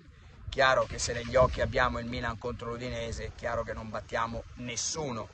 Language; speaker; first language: Italian; native; Italian